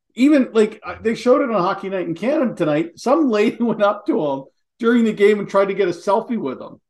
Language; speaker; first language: English; native; English